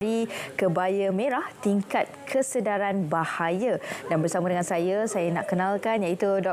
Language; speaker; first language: Malay; native; Malay